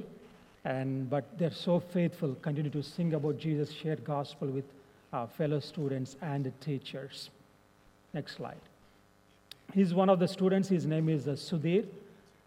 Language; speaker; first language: English; non-native, local second language; Telugu